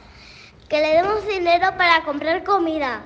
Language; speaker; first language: Spanish; native; Spanish